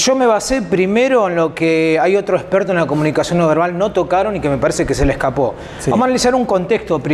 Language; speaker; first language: Spanish; native; Spanish